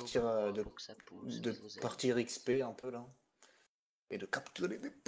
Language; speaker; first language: French; native; French